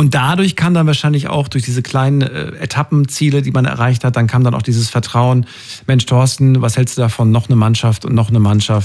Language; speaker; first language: German; native; German